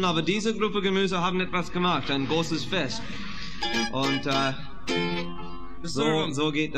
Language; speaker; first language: German; non-native, fluent; English